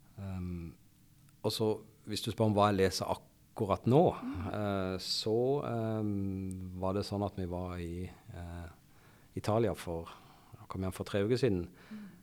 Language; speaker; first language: Norwegian; native; Norwegian